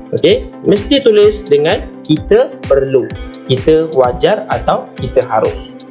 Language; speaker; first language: Malay; native; Malay